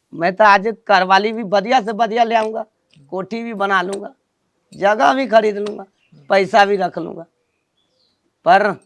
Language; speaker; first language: Punjabi; non-native, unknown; Nepali